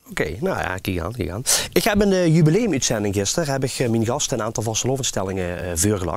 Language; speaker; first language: Dutch; native; Dutch